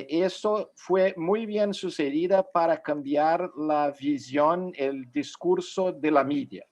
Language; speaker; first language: Spanish; non-native, fluent; Portuguese